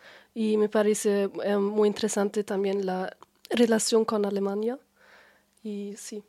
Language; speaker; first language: Spanish; non-native, fluent; German